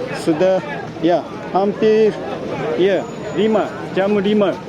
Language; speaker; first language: Malay; non-native, learner; Japanese